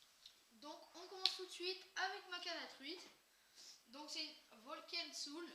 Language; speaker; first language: French; native; French